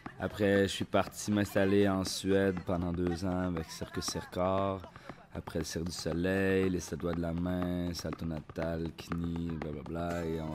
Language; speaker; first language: French; native; French